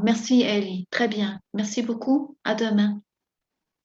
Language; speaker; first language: French; non-native, fluent; Spanish